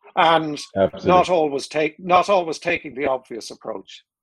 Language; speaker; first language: English; native; English